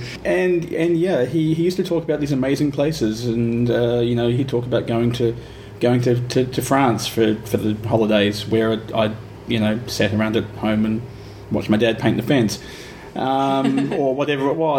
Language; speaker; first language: English; native; English